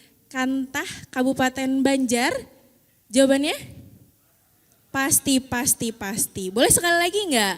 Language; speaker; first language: Indonesian; native; Indonesian